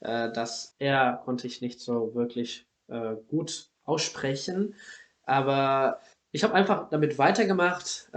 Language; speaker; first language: German; non-native, fluent; Spanish